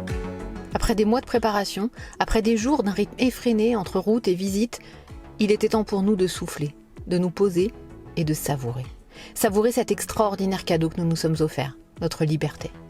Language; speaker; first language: French; native; French